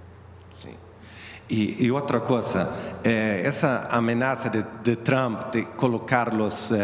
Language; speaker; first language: Spanish; non-native, learner; Swedish